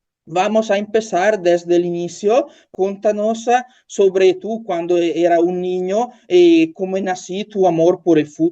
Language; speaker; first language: Spanish; non-native, learner; Italian